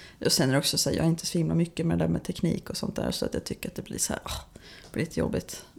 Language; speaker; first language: Swedish; native; Swedish